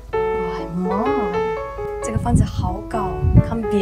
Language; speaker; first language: Chinese; non-native, learner; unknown